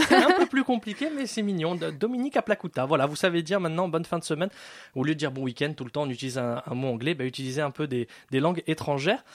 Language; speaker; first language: French; native; French